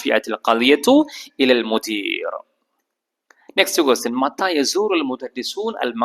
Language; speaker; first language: Arabic; non-native, fluent; Malayalam